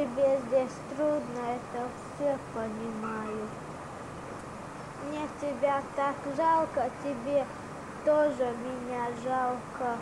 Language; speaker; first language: Russian; non-native, local second language; Chechen